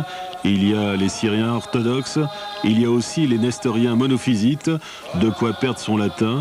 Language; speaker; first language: French; native; French